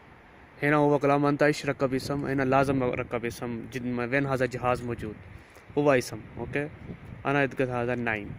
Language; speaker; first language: Arabic; non-native, learner; Urdu